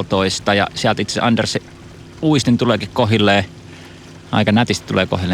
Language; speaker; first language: Finnish; native; Finnish